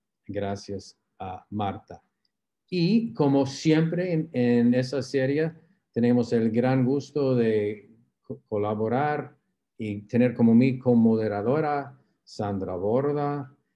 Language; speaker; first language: Spanish; non-native, fluent; English